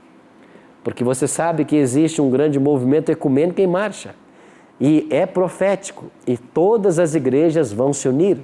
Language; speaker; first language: Portuguese; native; Portuguese